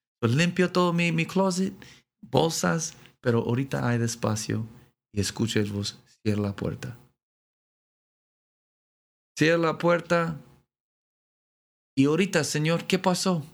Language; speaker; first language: Spanish; non-native, learner; English